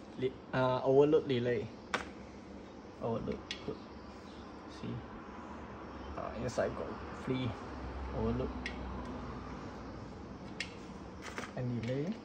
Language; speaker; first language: English; non-native, local second language; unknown